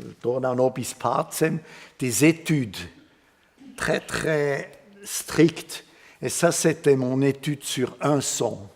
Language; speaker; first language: French; non-native, fluent; Swiss German